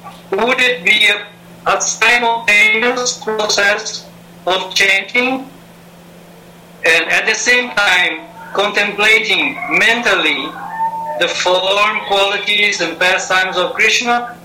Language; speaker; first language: English; non-native, fluent; Portuguese